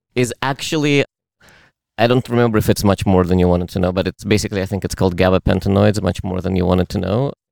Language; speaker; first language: English; early bilingual, other home language; Russian